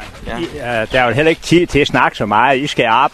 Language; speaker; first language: Danish; native; Danish